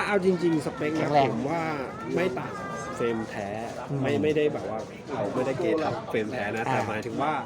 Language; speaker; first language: Thai; native; Thai